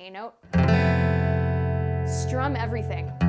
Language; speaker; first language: English; native; English